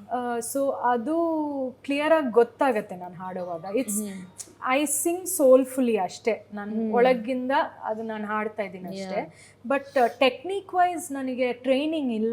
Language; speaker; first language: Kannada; non-native, local second language; Malayalam